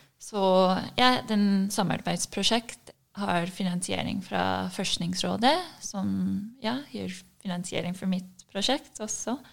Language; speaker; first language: Norwegian; non-native, fluent; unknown